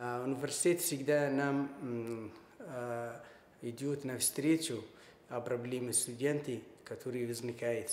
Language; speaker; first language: Russian; non-native, fluent; Arabic